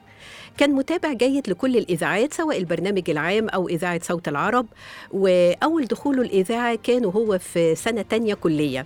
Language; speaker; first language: Arabic; native; Arabic